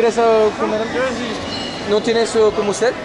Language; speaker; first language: Spanish; non-native, learner; French